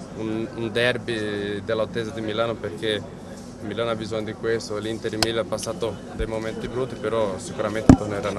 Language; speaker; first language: Italian; non-native, fluent; Portuguese